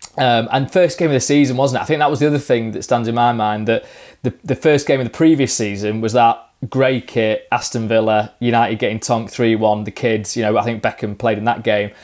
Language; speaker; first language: English; native; English